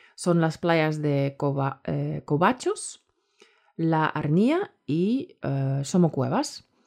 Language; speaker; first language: Spanish; native; Spanish